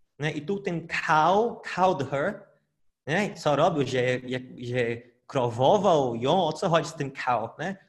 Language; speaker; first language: Polish; non-native, fluent; Portuguese